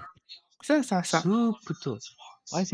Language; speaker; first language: Japanese; non-native, learner; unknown